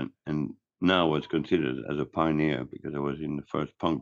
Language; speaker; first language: English; non-native, fluent; French